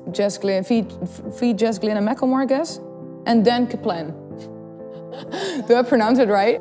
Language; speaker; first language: English; non-native, fluent; Dutch